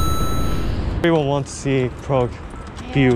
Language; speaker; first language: English; non-native, learner; Korean